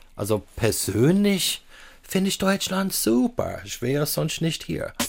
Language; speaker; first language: German; non-native, fluent; English